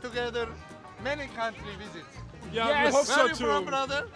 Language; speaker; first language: English; non-native, learner; Turkish